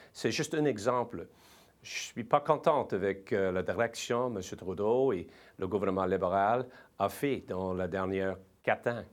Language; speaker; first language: French; non-native, learner; English